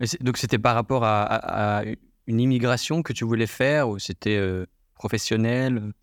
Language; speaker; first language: French; native; French